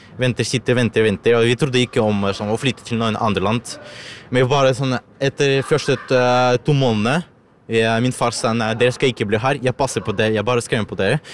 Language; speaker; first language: Norwegian; non-native, learner; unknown